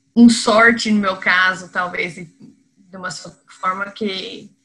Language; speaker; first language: Portuguese; non-native, fluent; English